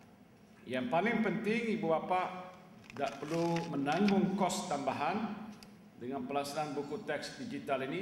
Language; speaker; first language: Malay; native; Malay